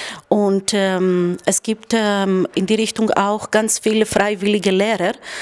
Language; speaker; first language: German; non-native, fluent; Greek